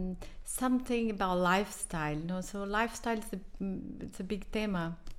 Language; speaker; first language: English; non-native, fluent; Portuguese